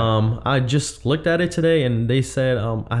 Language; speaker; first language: English; non-native, fluent; Portuguese